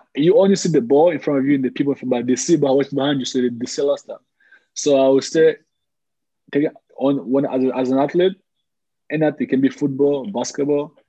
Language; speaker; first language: English; early bilingual, other home language; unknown